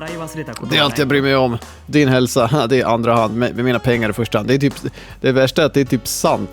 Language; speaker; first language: Swedish; native; Swedish